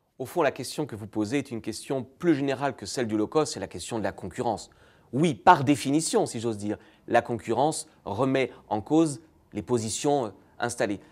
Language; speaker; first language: French; native; French